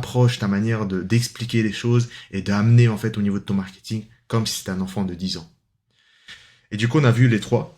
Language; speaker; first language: French; native; French